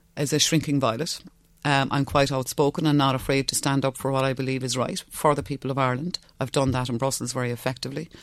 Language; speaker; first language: English; non-native, local second language; Irish